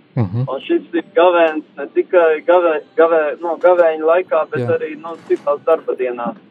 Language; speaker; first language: Latvian; native; Latvian